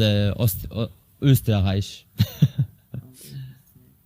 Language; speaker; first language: German; non-native, learner; Polish